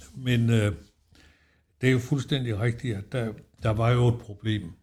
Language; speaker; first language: Danish; native; Danish